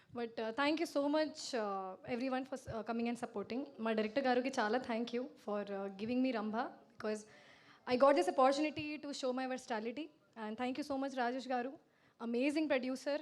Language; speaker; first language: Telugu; non-native, learner; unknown